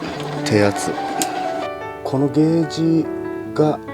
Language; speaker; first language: Japanese; native; Japanese